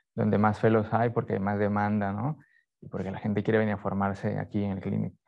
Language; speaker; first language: Spanish; native; Spanish